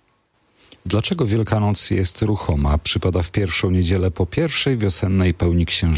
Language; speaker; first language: Polish; native; Polish